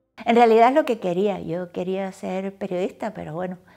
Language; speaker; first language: Spanish; native; Spanish